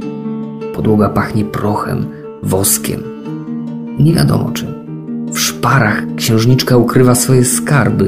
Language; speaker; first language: Polish; native; Polish